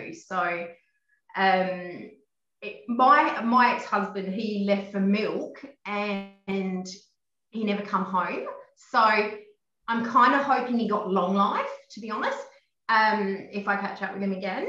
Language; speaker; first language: English; native; English